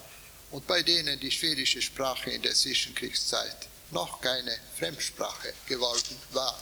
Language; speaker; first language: German; non-native, fluent; Swedish